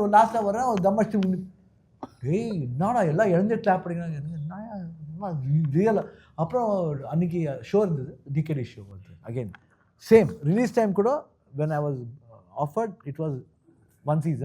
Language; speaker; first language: Tamil; non-native, local second language; Kannada